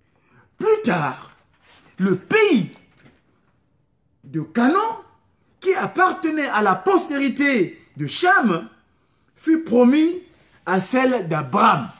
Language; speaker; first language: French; non-native, local second language; Kongo